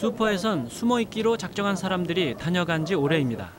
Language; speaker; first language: Korean; native; Korean